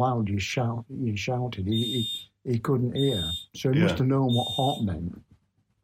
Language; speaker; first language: English; native; English